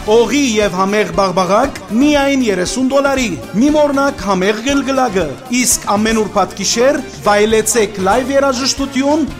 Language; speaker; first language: Armenian; early bilingual, heritage; Armenian